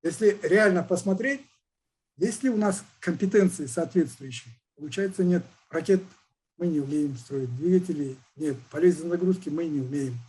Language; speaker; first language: Russian; non-native, local second language; Kazakh